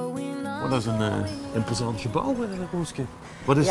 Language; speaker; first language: Dutch; native; Dutch